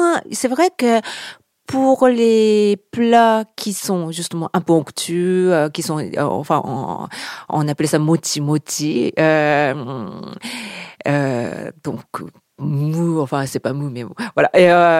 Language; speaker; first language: French; non-native, fluent; Japanese